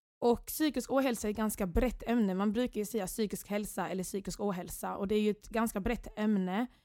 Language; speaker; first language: Swedish; early bilingual, other home language; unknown